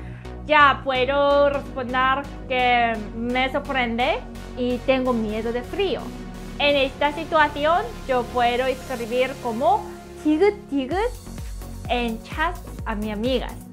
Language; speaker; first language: Spanish; non-native, learner; Korean